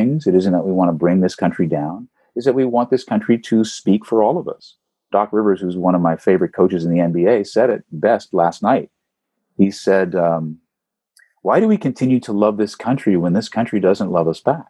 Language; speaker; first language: English; native; English